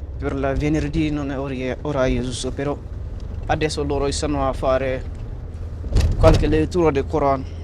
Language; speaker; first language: Italian; non-native, learner; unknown